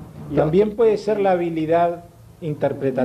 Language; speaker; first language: Spanish; native; Spanish